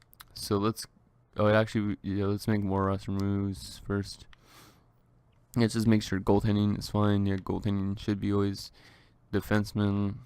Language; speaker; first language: English; native; English